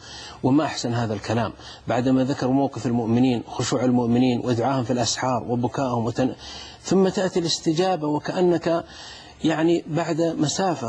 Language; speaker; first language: Arabic; native; Arabic